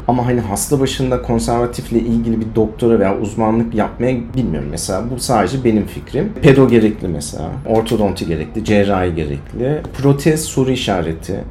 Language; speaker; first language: Turkish; early bilingual, other home language; German